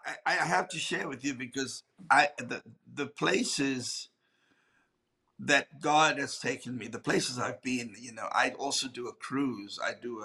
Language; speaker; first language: English; non-native, local second language; Afrikaans